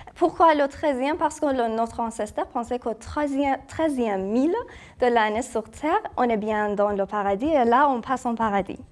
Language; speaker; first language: French; non-native, fluent; Persian